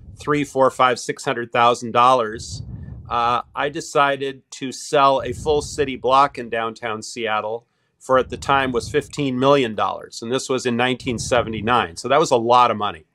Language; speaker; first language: English; native; English